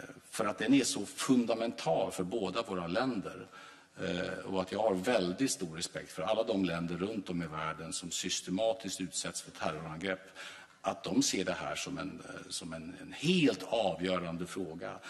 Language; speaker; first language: Swedish; native; Swedish